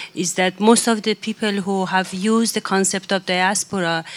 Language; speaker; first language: English; non-native, fluent; Persian